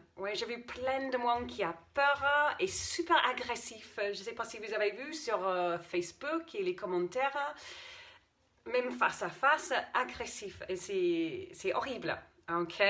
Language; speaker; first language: French; non-native, fluent; English